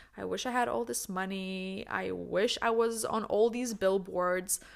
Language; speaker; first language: English; non-native, fluent; Lithuanian